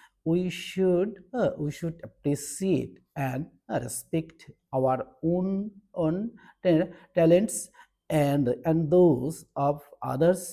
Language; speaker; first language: English; non-native, local second language; Bangla